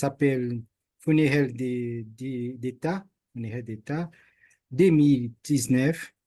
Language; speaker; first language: French; non-native, learner; Portuguese